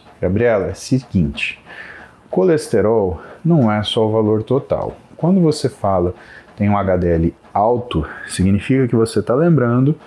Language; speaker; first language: Portuguese; native; Portuguese